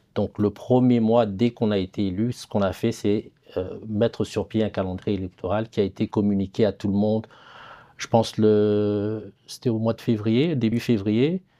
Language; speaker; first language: French; non-native, local second language; Lingala